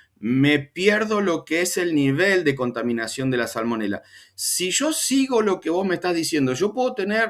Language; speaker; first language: Spanish; native; Spanish